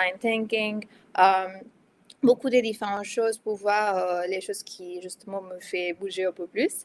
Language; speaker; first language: French; non-native, fluent; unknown